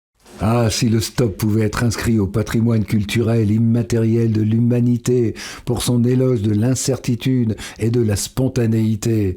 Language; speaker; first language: French; native; French